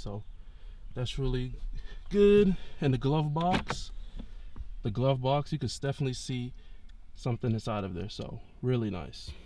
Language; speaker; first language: English; native; English